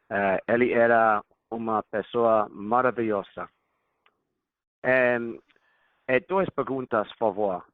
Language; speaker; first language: Portuguese; non-native, fluent; English